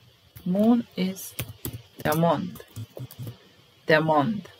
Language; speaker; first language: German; non-native, fluent; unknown